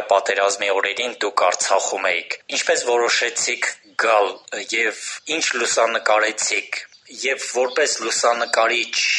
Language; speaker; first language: Armenian; native; Armenian